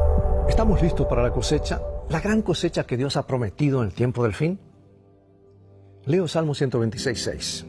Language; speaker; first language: Spanish; native; Spanish